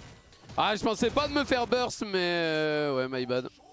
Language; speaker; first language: French; native; French